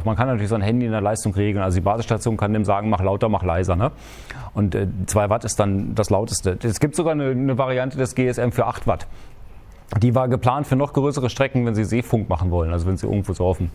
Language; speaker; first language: German; native; German